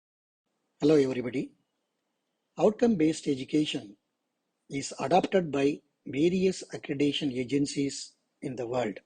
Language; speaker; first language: English; non-native, local second language; Tamil